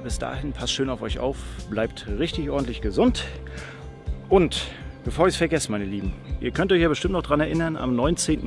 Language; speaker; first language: German; native; German